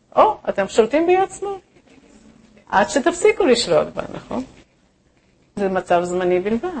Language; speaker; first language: Hebrew; native; Hebrew